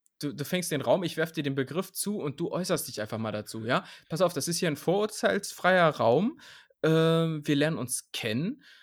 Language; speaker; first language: German; native; German